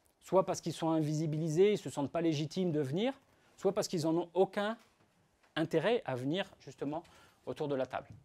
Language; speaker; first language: French; native; French